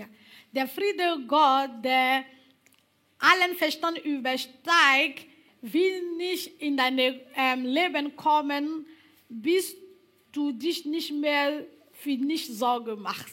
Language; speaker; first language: German; non-native, learner; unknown